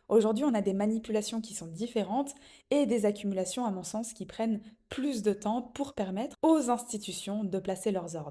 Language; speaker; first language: French; native; French